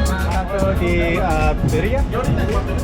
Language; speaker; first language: Spanish; non-native, learner; English